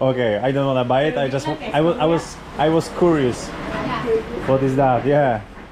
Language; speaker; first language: English; non-native, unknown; Polish